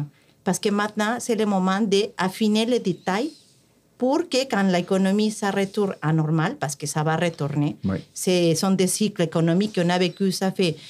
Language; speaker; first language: French; non-native, fluent; Spanish